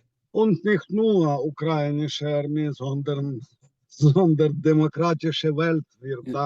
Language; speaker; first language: German; non-native, fluent; Ukrainian